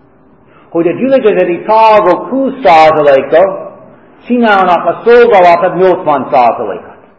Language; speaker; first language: Hungarian; non-native, fluent; English